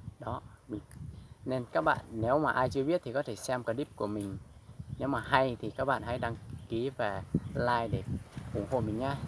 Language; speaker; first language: Vietnamese; non-native, local second language; Hmong